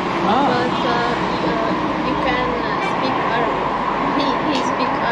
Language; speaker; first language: English; non-native, learner; Arabic